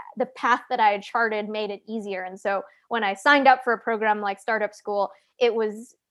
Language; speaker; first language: English; native; English